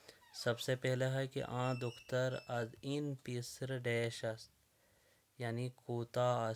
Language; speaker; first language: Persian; non-native, fluent; Urdu